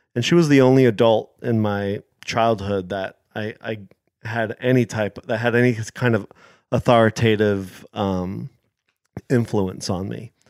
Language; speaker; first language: English; early bilingual, other home language; Hebrew